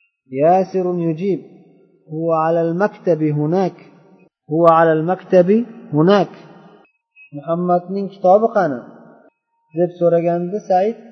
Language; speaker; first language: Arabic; non-native, fluent; Uzbek